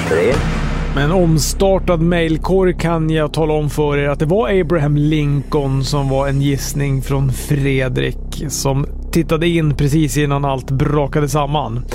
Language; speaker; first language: Swedish; native; Swedish